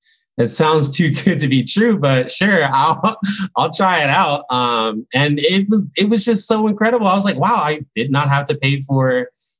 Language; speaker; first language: English; native; English